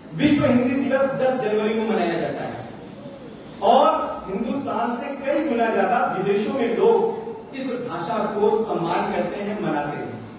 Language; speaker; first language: Hindi; native; Hindi